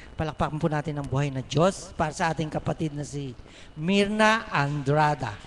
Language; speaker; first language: Filipino; native; Filipino